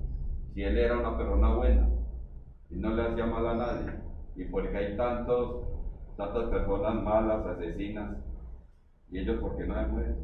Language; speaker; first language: Spanish; native; Spanish